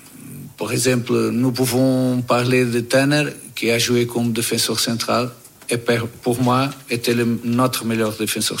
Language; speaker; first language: French; non-native, learner; Portuguese